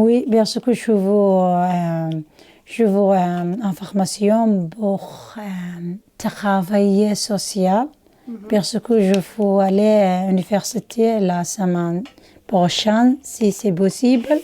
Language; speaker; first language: French; non-native, learner; Somali